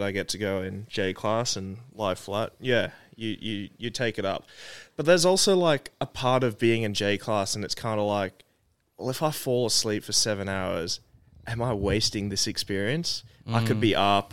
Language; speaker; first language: English; native; English